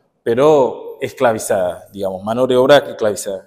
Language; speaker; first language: Spanish; non-native, fluent; Haitian Creole